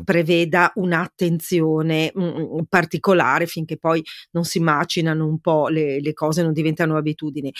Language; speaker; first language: Italian; native; Italian